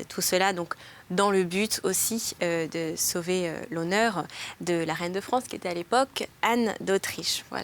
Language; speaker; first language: French; native; French